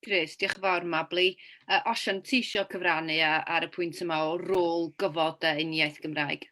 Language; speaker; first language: Welsh; native; Welsh